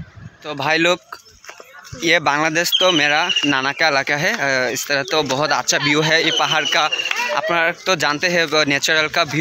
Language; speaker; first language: Hindi; non-native, learner; Bangla